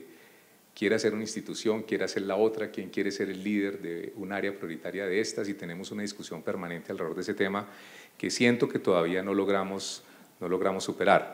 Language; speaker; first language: Spanish; native; Spanish